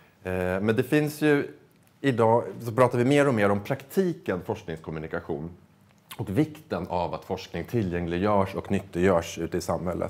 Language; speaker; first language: Swedish; native; Swedish